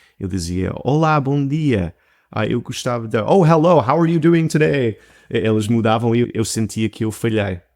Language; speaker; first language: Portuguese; non-native, fluent; English